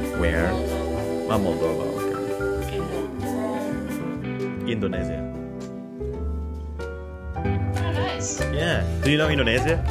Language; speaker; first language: English; non-native, fluent; Indonesian